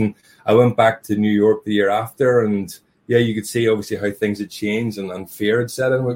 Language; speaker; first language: English; native; English